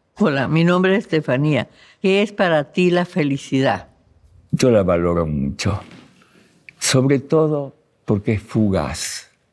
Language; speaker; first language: Spanish; early bilingual, other home language; Russian